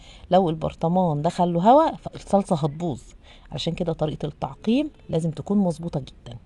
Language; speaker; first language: Arabic; native; Arabic